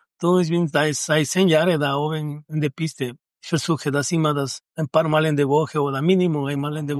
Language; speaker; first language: German; non-native, learner; Spanish